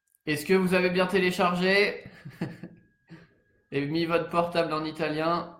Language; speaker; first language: French; native; French